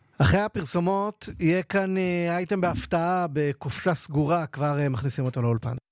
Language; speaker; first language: Hebrew; native; Hebrew